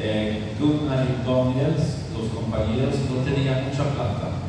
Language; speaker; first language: Spanish; non-native, fluent; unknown